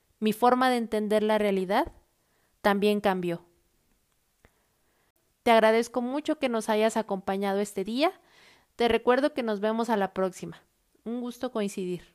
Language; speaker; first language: Spanish; native; Spanish